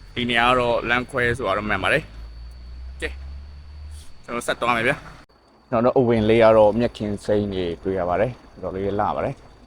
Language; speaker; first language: Burmese; non-native, local second language; Shan